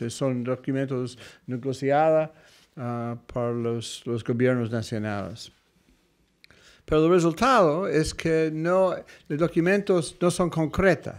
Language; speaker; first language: Spanish; non-native, fluent; English